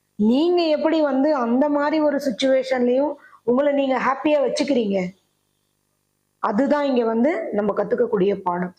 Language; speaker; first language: Tamil; native; Tamil